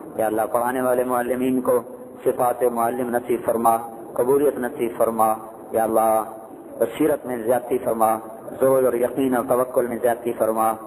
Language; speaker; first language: Urdu; non-native, local second language; Punjabi